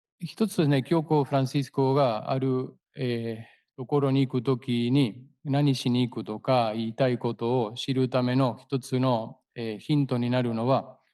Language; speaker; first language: Japanese; non-native, fluent; Spanish